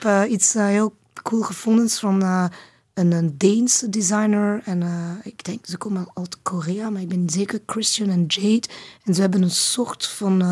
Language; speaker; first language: Dutch; non-native, learner; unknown